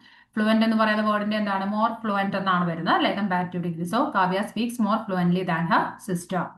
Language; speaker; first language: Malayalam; native; Malayalam